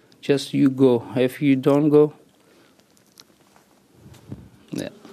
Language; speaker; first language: English; non-native, learner; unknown